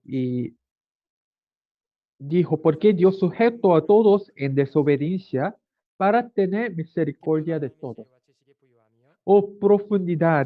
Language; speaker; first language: Spanish; non-native, learner; Korean